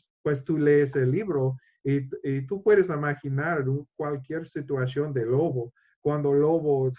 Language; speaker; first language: Spanish; non-native, learner; English